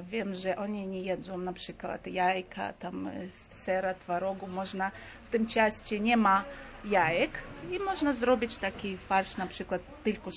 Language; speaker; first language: Polish; non-native, fluent; Crimean Tatar